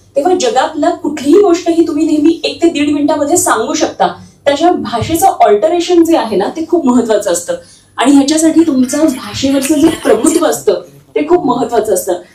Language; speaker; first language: Marathi; native; Marathi